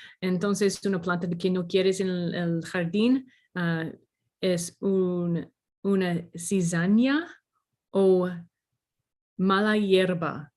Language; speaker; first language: Spanish; non-native, learner; English